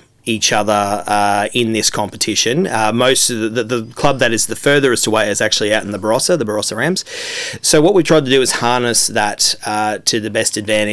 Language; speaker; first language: English; native; English